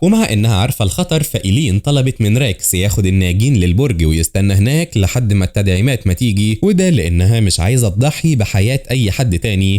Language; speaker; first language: Arabic; native; Arabic